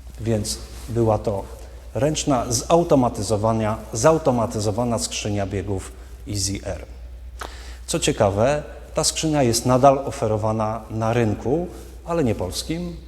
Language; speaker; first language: Polish; native; Polish